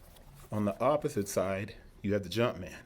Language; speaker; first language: English; native; English